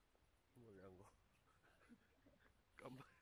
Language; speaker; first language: Chinese; non-native, learner; Japanese